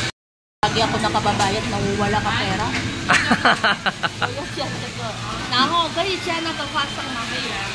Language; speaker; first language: Filipino; non-native, learner; Chinese